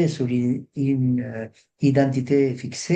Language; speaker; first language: French; non-native, fluent; Spanish